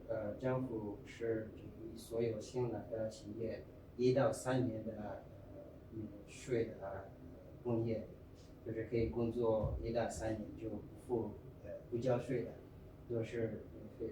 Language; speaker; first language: Chinese; non-native, fluent; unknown